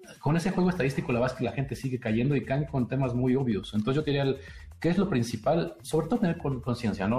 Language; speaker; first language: Spanish; native; Spanish